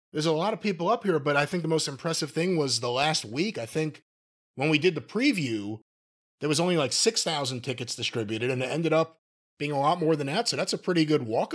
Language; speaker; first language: English; native; English